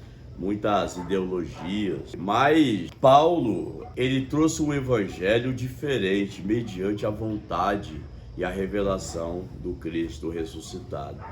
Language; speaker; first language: Portuguese; native; Portuguese